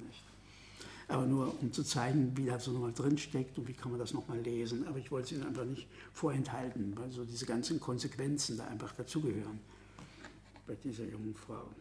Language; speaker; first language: German; native; German